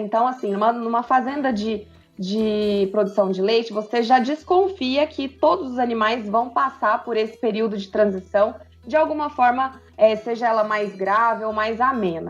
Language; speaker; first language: Portuguese; native; Portuguese